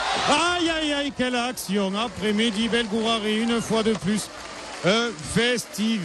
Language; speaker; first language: French; native; French